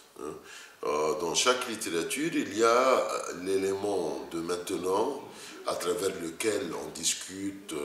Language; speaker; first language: French; non-native, fluent; Arabic